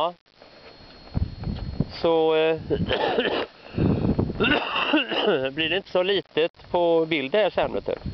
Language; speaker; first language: Swedish; native; Swedish